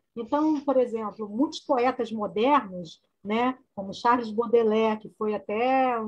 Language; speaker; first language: Portuguese; native; Portuguese